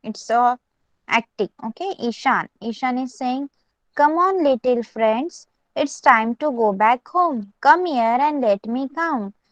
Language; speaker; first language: English; non-native, local second language; Marathi